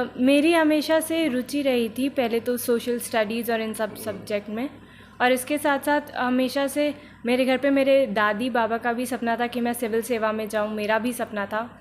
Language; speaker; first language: Hindi; native; Hindi